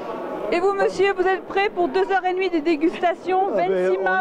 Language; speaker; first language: French; native; French